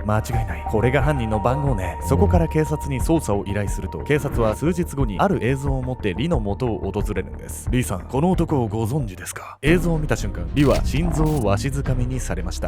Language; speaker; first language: Japanese; native; Japanese